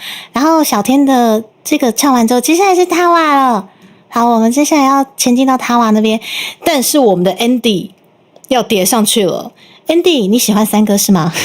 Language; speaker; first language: Chinese; native; Chinese